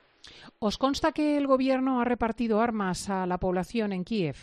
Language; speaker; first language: Spanish; native; Spanish